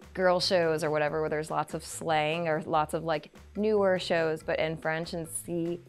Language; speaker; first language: English; native; English